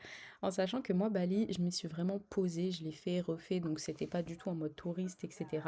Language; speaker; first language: French; native; French